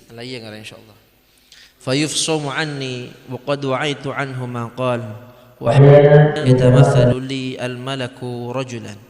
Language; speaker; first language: Arabic; non-native, fluent; Madurese